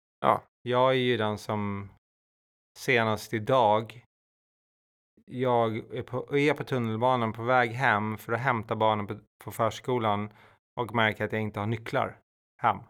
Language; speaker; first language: Swedish; native; Swedish